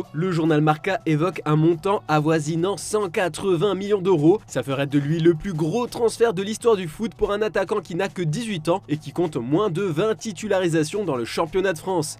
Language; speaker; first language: French; native; French